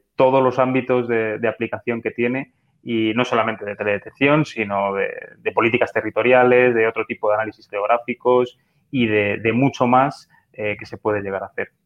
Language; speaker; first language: Spanish; native; Spanish